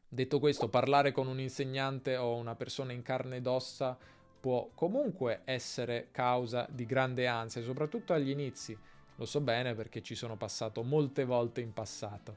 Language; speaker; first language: Italian; native; Italian